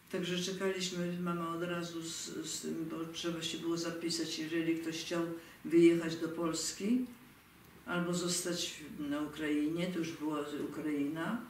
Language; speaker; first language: Polish; native; Polish